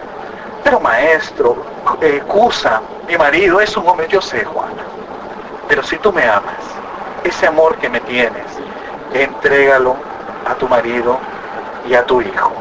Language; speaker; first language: Spanish; native; Spanish